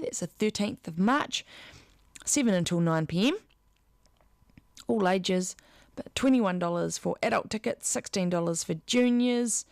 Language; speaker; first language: English; native; English